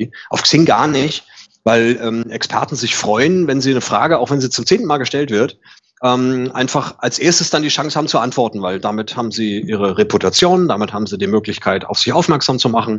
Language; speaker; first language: German; native; German